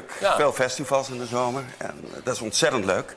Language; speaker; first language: Dutch; native; Dutch